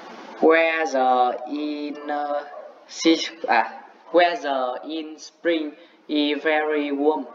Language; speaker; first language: English; non-native, learner; Vietnamese